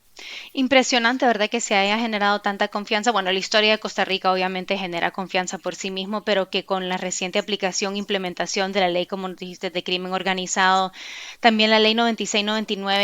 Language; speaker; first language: Spanish; native; Spanish